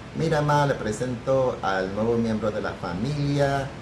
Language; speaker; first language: Spanish; early bilingual, other home language; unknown